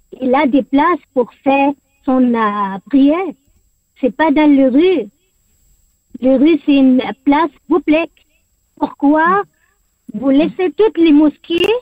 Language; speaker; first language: French; non-native, learner; Arabic